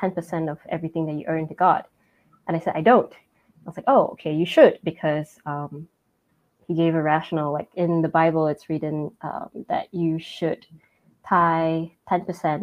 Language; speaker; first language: English; non-native, local second language; Min Nan Chinese